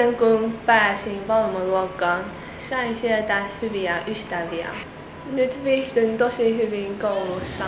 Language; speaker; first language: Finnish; early bilingual, other home language; Chinese